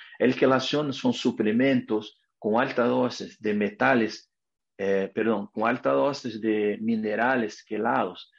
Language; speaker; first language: Spanish; non-native, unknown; Portuguese